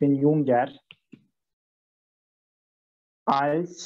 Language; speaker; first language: German; non-native, fluent; Turkish